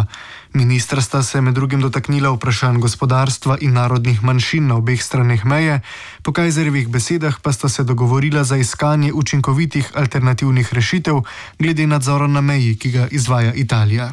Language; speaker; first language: Slovenian; native; Slovenian